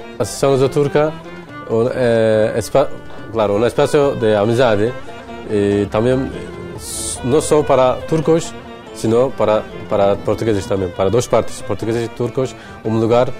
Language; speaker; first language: Portuguese; non-native, fluent; Turkish